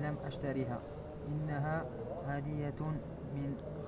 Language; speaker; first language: Arabic; non-native, learner; French